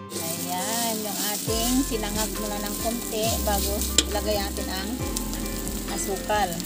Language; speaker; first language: Filipino; non-native, local second language; Cebuano